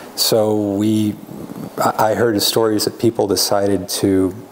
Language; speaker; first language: English; native; English